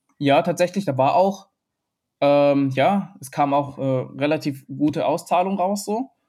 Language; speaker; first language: German; early bilingual, other home language; Vietnamese